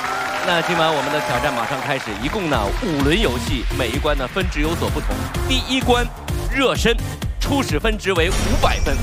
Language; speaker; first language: Chinese; native; Chinese